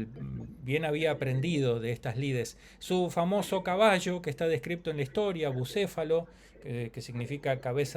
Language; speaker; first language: Spanish; native; Spanish